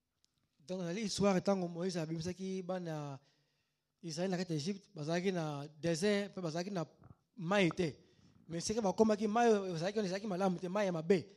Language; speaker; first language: German; non-native, learner; Lingala